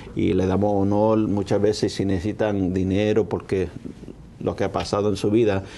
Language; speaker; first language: Spanish; early bilingual, heritage; Spanish